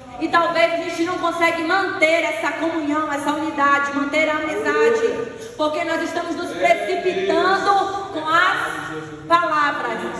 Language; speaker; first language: Portuguese; native; Portuguese